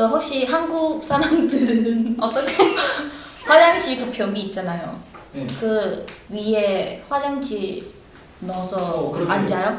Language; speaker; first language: Korean; non-native, learner; Malay